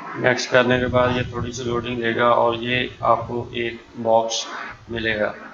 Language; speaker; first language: Urdu; non-native, local second language; Punjabi